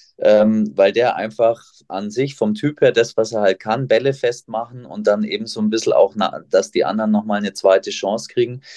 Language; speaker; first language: German; native; German